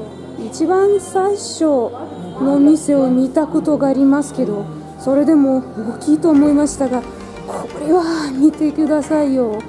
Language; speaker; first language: Japanese; non-native, fluent; Russian